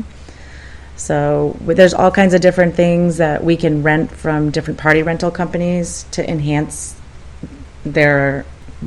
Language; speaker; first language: English; native; English